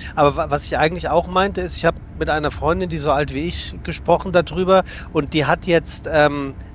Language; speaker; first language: German; native; German